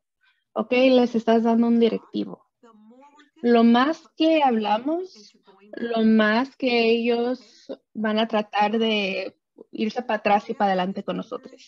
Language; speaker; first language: Spanish; early bilingual, other home language; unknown